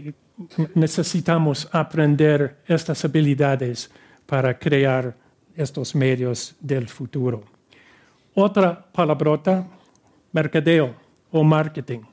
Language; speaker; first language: Spanish; non-native, fluent; English